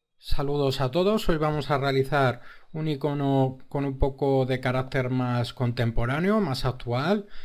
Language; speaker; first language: Spanish; native; Spanish